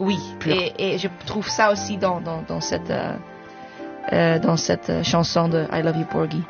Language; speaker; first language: French; non-native, fluent; English